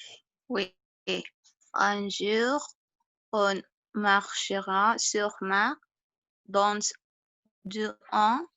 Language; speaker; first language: French; non-native, learner; Spanish